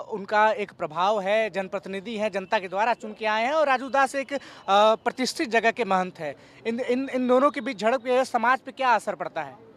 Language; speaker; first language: Hindi; native; Hindi